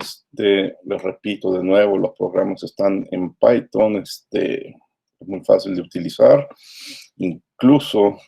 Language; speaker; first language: Spanish; native; Spanish